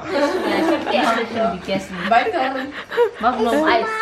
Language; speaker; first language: German; early bilingual, other home language; Filipino